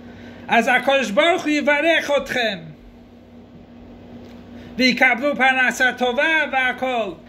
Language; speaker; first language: Hebrew; non-native, fluent; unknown